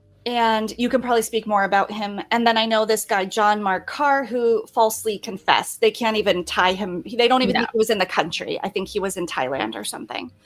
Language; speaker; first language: English; native; English